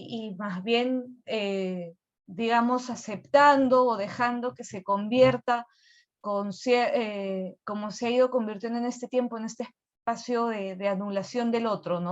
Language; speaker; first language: Spanish; native; Spanish